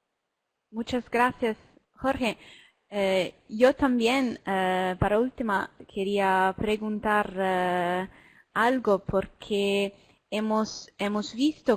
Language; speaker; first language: Spanish; non-native, learner; Italian